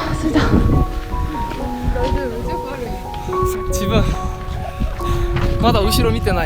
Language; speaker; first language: Japanese; non-native, fluent; Korean